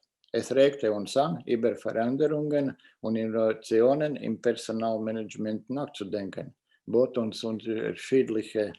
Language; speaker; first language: German; non-native, fluent; Latvian